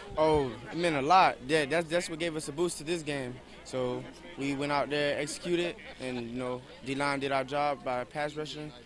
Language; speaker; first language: English; native; English